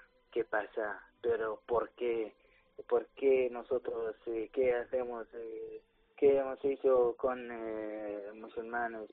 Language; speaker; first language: Spanish; non-native, learner; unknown